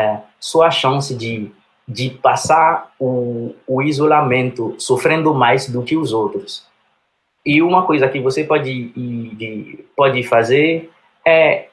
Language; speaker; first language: Portuguese; non-native, fluent; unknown